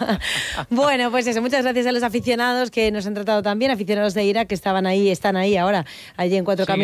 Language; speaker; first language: Spanish; native; Spanish